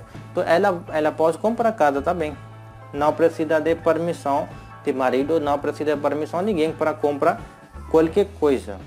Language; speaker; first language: Portuguese; non-native, learner; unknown